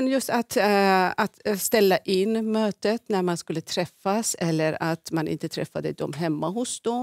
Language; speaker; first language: Swedish; non-native, fluent; Persian